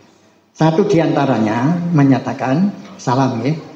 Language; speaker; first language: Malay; non-native, local second language; Javanese